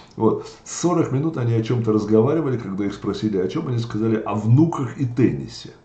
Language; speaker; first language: Russian; native; Russian